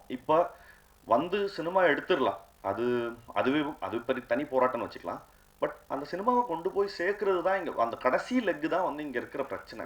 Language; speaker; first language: Tamil; native; Tamil